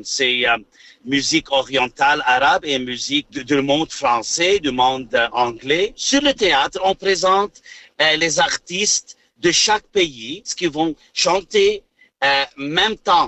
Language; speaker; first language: French; non-native, learner; Arabic